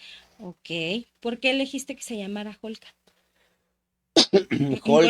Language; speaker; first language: Spanish; native; Spanish